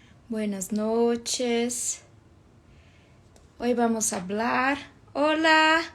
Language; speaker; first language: Spanish; non-native, fluent; Portuguese